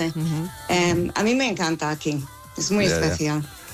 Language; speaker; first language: Spanish; non-native, fluent; English